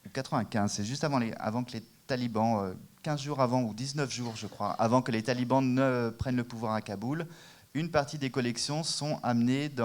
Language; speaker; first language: French; native; French